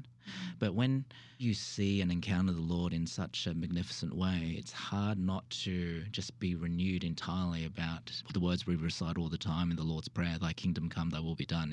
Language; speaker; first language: English; native; English